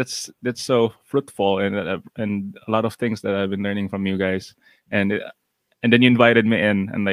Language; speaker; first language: English; non-native, local second language; Cebuano